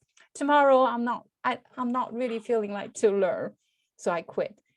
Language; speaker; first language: English; non-native, fluent; Chinese